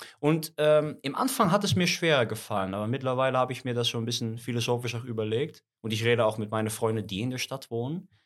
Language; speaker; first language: German; non-native, fluent; Dutch